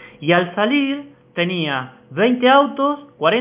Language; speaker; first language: Spanish; native; Spanish